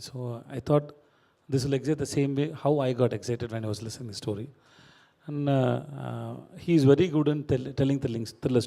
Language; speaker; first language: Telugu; non-native, learner; Tamil